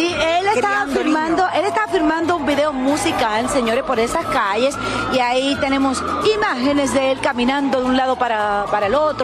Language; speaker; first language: Spanish; native; Spanish